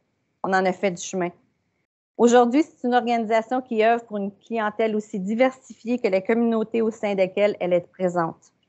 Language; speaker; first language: French; native; French